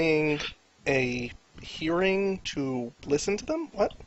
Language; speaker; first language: English; native; English